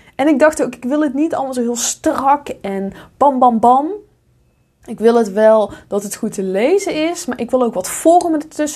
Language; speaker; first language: Dutch; native; Dutch